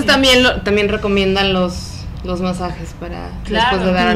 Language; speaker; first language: Spanish; native; Spanish